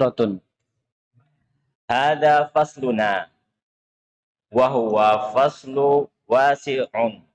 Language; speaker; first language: Arabic; non-native, learner; Indonesian